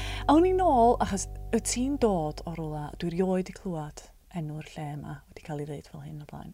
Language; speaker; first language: Welsh; native; Welsh